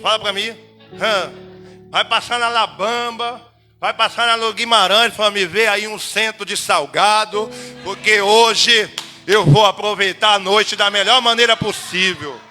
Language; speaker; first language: Portuguese; native; Portuguese